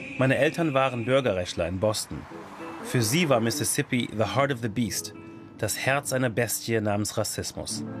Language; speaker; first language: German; non-native, fluent; English